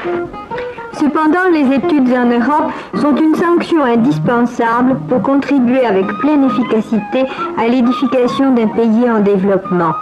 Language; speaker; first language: French; native; French